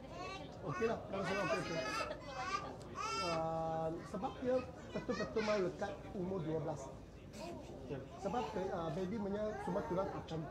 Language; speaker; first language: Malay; non-native, local second language; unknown